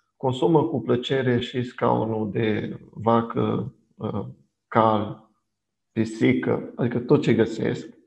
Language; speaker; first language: Romanian; non-native, local second language; Hungarian